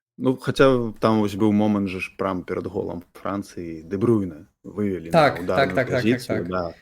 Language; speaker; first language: Belarusian; non-native, local second language; Russian